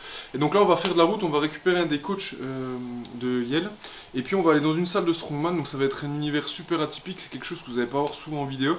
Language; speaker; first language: French; native; French